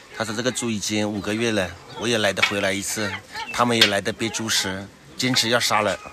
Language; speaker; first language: Chinese; native; Chinese